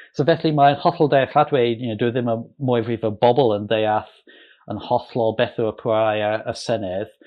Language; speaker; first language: Welsh; non-native, local second language; English